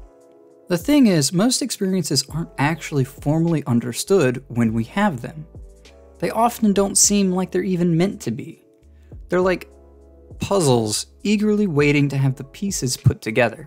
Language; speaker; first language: English; native; English